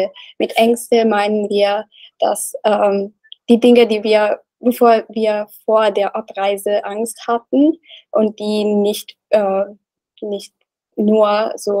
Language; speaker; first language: German; non-native, learner; Italian